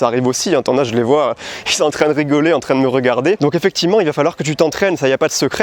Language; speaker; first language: French; native; French